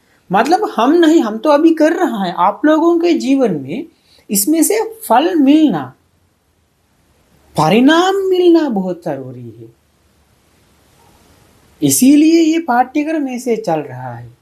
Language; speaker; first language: Hindi; non-native, fluent; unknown